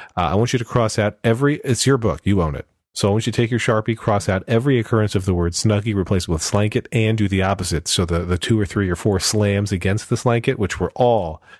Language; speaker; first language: English; native; English